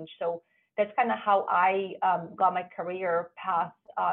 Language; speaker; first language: English; non-native, fluent; Portuguese